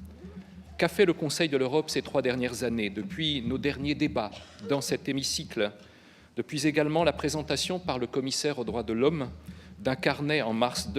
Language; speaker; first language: French; native; French